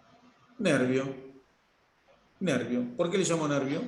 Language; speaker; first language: Spanish; native; Spanish